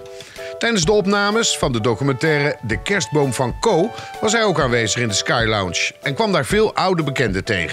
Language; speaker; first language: Dutch; native; Dutch